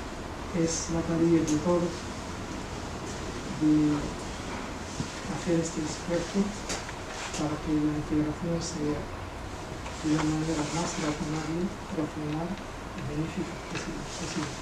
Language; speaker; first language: Spanish; non-native, fluent; Arabic